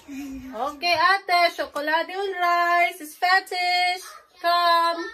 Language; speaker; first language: German; non-native, learner; Filipino